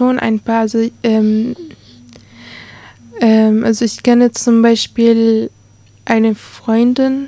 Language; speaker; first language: German; early bilingual, other home language; Arabic